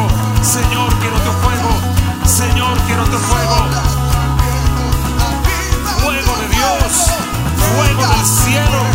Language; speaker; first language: Spanish; native; Spanish